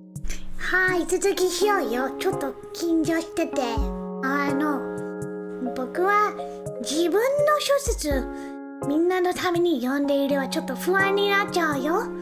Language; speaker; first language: Japanese; non-native, learner; English